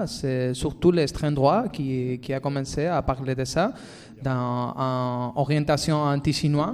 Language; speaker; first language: French; non-native, fluent; Spanish